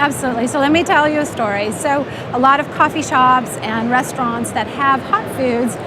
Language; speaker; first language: English; native; English